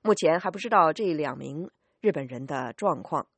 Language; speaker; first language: Chinese; native; Chinese